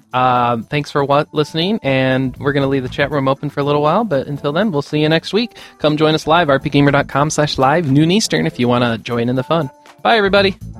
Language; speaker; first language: English; native; English